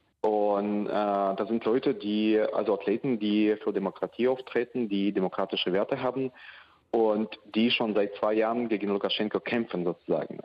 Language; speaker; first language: German; non-native, fluent; Russian